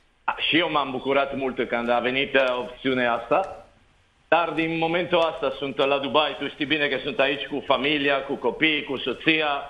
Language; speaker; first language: Romanian; non-native, fluent; Italian